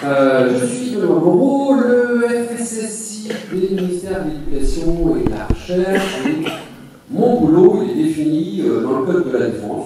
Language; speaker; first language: French; native; French